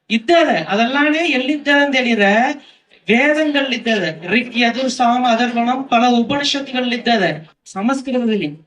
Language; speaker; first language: Tamil; non-native, local second language; Kannada